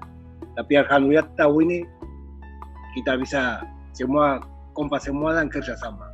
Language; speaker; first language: Indonesian; non-native, fluent; Spanish